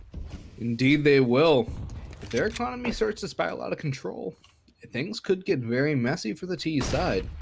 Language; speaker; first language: English; native; English